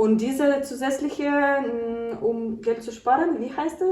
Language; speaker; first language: German; non-native, learner; Ukrainian